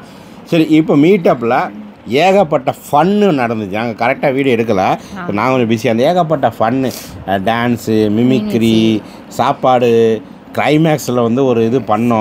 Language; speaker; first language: Tamil; native; Tamil